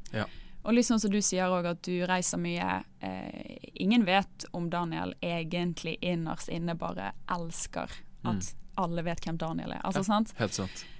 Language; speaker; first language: Norwegian; native; Norwegian